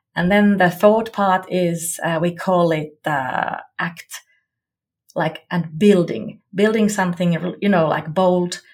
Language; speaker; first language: English; non-native, fluent; Finnish